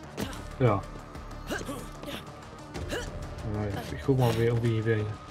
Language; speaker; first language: German; native; German